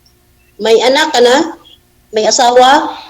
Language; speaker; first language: Filipino; non-native, local second language; Cebuano